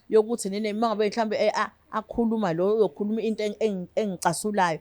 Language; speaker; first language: Zulu; native; Zulu